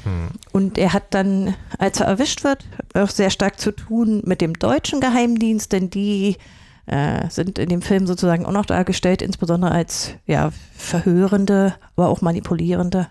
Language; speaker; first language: German; native; German